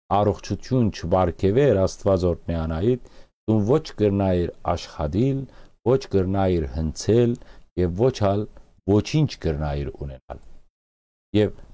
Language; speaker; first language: Armenian; early bilingual, heritage; Armenian